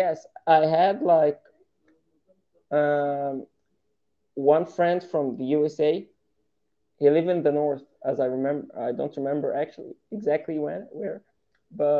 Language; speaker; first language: English; non-native, fluent; Arabic